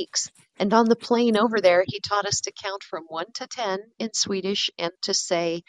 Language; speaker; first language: English; native; English